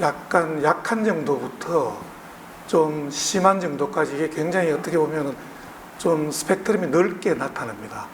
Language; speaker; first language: Korean; native; Korean